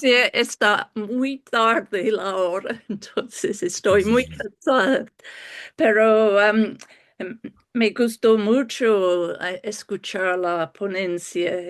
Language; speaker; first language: Spanish; non-native, fluent; English